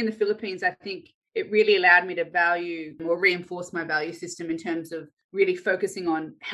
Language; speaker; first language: English; native; English